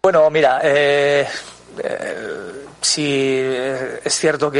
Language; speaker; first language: Spanish; native; Spanish